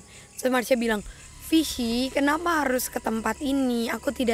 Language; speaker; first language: Indonesian; native; Indonesian